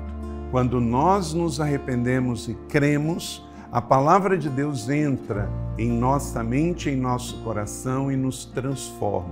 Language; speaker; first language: Portuguese; native; Portuguese